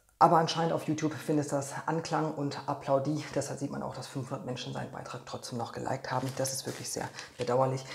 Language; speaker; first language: German; non-native, fluent; Polish